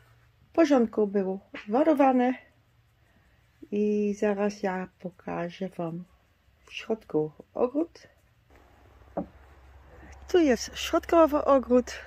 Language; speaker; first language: Polish; non-native, learner; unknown